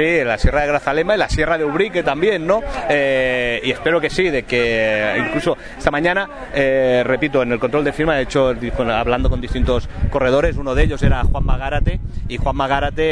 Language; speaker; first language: Spanish; native; Spanish